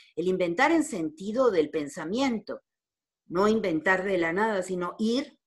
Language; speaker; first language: Spanish; native; Spanish